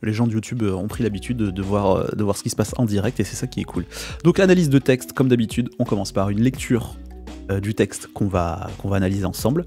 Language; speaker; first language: French; native; French